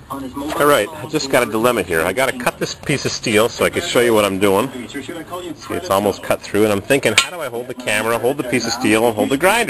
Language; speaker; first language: English; native; English